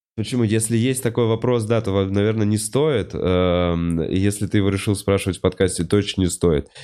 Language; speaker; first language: Russian; native; Russian